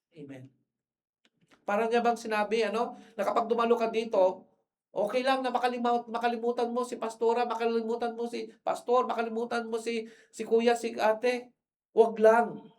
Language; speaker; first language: Filipino; non-native, local second language; Iloko